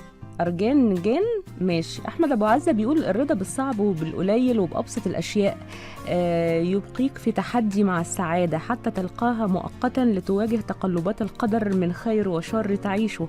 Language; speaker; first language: Arabic; native; Arabic